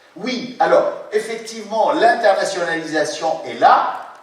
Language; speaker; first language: French; non-native, local second language; Arabic